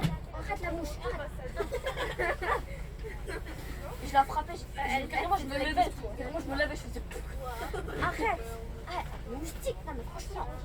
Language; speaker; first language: French; native; French